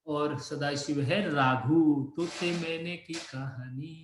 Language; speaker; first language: Hindi; non-native, local second language; Marathi